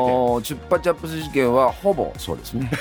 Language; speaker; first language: Japanese; native; Japanese